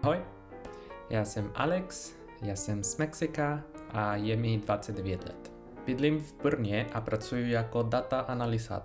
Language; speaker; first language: Czech; non-native, learner; Spanish